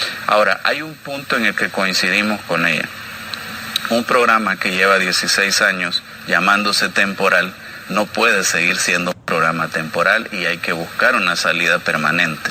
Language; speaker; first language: Spanish; native; Spanish